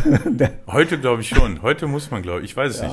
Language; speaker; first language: German; native; German